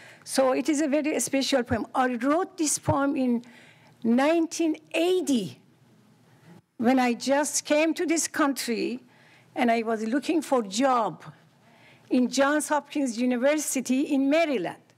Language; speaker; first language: English; non-native, fluent; Persian